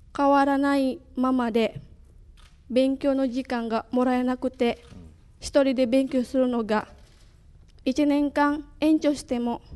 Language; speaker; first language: Japanese; non-native, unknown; Indonesian